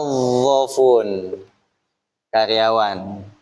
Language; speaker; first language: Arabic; non-native, fluent; Indonesian